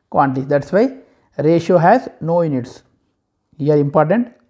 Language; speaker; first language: English; non-native, local second language; Telugu